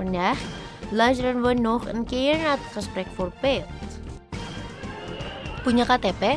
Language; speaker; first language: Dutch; non-native, fluent; Indonesian